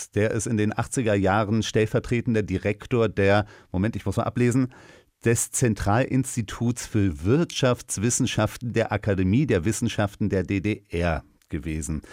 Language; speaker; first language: German; native; German